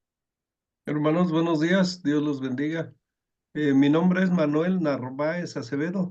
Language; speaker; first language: Spanish; native; Spanish